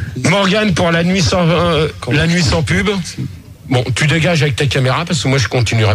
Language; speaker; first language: French; native; French